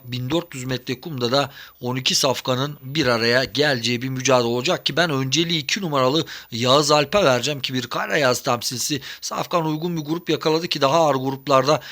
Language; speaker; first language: Turkish; native; Turkish